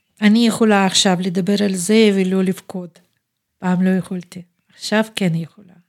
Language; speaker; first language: Hebrew; non-native, fluent; Russian